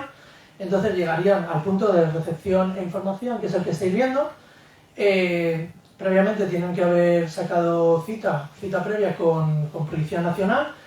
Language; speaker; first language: Spanish; native; Spanish